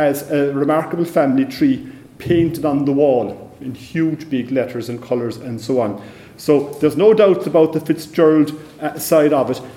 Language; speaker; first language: English; native; English